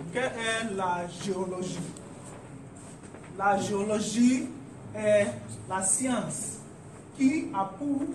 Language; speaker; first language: French; non-native, learner; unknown